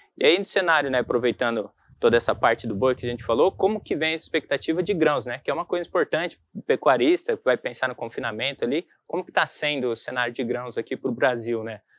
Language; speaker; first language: Portuguese; native; Portuguese